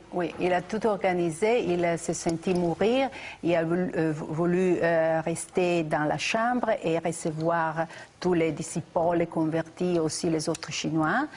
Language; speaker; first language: French; non-native, fluent; Italian